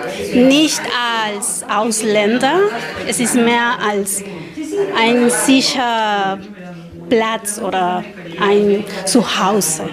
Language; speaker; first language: German; non-native, learner; Spanish